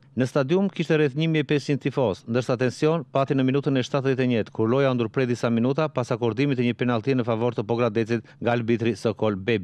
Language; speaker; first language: Albanian; native; Albanian